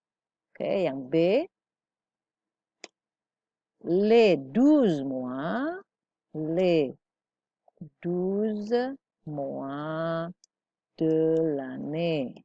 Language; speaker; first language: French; non-native, fluent; Indonesian